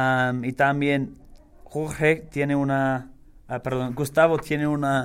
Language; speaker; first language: Spanish; non-native, learner; English